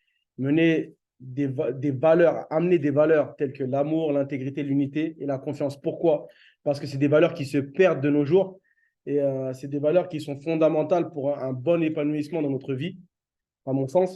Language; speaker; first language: French; native; French